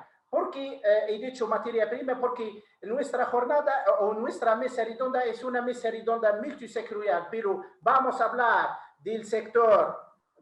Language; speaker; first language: Spanish; non-native, fluent; Arabic